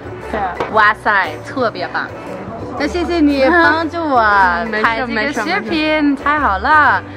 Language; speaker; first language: Chinese; non-native, fluent; Danish